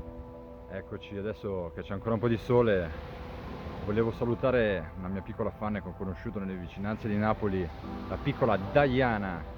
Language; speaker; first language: Italian; native; Italian